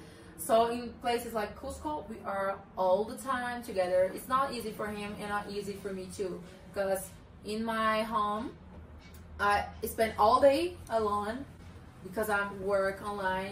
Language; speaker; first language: English; non-native, learner; Portuguese